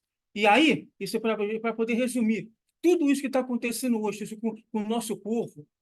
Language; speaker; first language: Portuguese; native; Portuguese